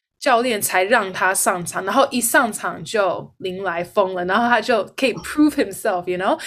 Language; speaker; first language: Chinese; early bilingual, heritage; Chinese